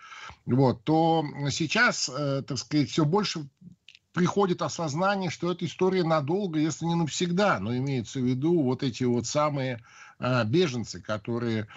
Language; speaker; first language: Russian; native; Russian